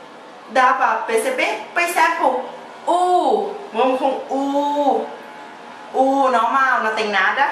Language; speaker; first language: Portuguese; non-native, learner; Thai